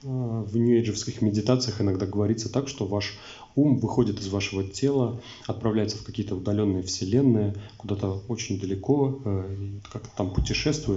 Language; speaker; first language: Russian; native; Russian